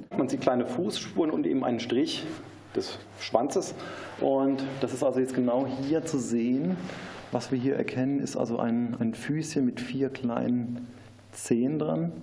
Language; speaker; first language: German; native; German